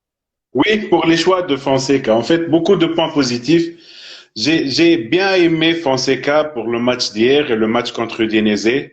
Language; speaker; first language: French; non-native, fluent; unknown